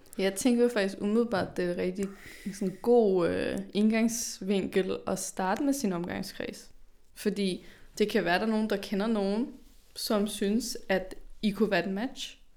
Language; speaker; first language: Danish; early bilingual, other home language; Arabic